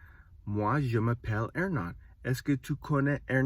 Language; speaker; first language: French; non-native, learner; English